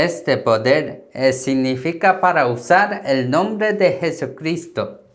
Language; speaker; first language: Spanish; non-native, learner; Korean